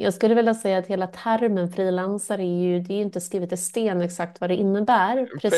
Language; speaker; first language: Swedish; native; Swedish